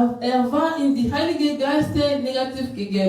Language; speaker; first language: German; non-native, learner; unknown